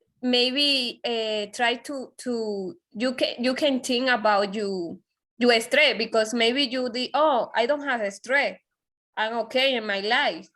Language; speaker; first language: English; non-native, learner; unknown